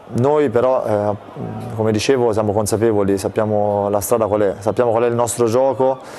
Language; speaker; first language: Italian; native; Italian